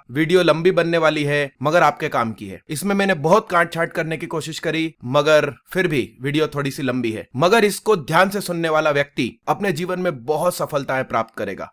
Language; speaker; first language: Hindi; non-native, local second language; Gujarati